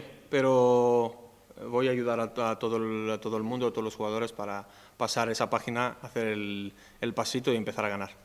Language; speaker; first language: Spanish; non-native, fluent; Greek